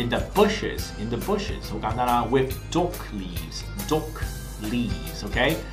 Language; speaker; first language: English; non-native, local second language; Cantonese